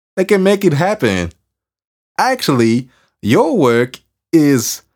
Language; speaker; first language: English; non-native, fluent; French